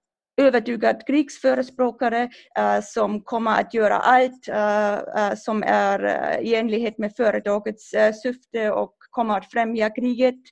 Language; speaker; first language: Swedish; non-native, fluent; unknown